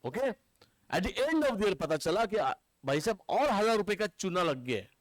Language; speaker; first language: Hindi; non-native, local second language; Marathi